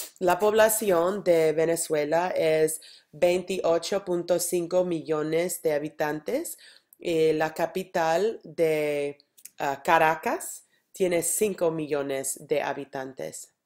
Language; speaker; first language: Spanish; non-native, learner; English